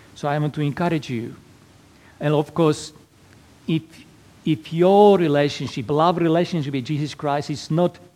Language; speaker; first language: English; non-native, fluent; Slovak